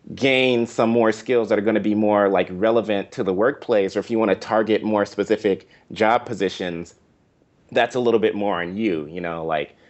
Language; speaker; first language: English; native; English